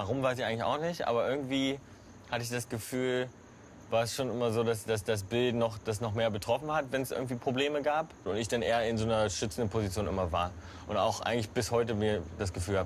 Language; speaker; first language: German; native; German